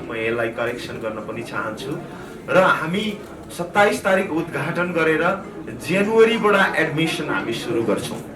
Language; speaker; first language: Nepali; native; Nepali